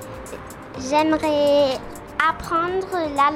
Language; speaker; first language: French; early bilingual, other home language; English